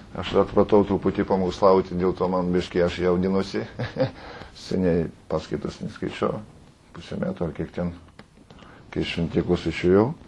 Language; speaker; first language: Lithuanian; non-native, fluent; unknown